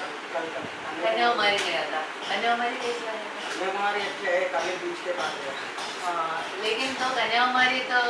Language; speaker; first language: Hindi; non-native, local second language; Malayalam